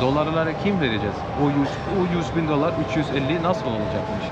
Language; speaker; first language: Turkish; non-native, fluent; Bangla